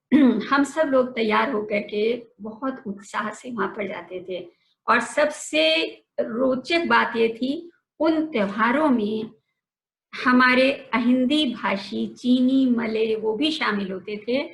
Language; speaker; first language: Hindi; native; Hindi